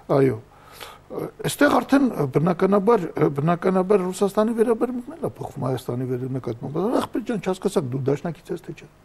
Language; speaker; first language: Armenian; native; Armenian